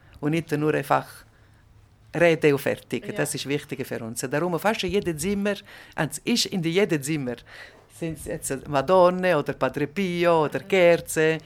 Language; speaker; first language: German; non-native, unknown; Italian